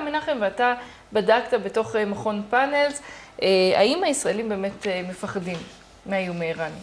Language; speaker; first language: Hebrew; native; Hebrew